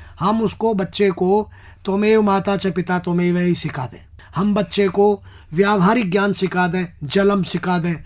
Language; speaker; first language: Hindi; native; Hindi